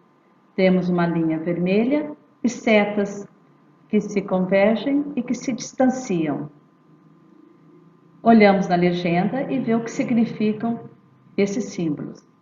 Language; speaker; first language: Portuguese; native; Portuguese